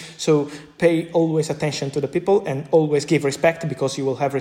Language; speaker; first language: English; non-native, fluent; Italian